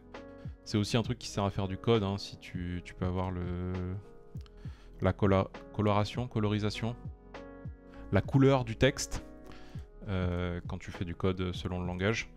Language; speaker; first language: French; native; French